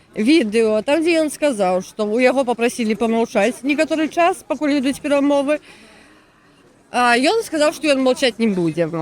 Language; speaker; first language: Belarusian; non-native, local second language; Russian